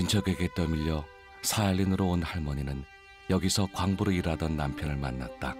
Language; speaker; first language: Korean; native; Korean